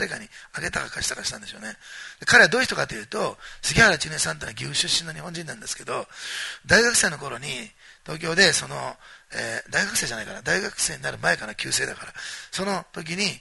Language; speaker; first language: Japanese; native; Japanese